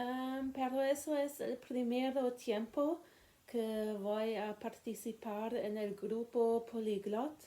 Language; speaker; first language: Spanish; non-native, learner; German